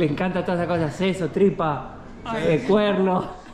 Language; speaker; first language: Spanish; native; Spanish